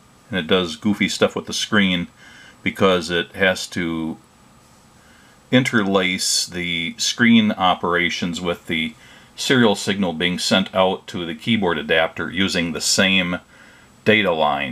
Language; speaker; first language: English; native; English